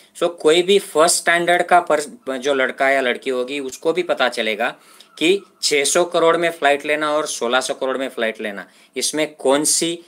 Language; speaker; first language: Hindi; non-native, local second language; Marathi